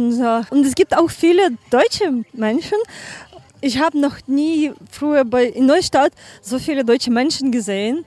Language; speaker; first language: German; non-native, learner; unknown